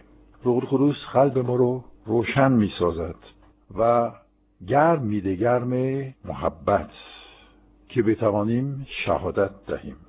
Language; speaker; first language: Persian; non-native, fluent; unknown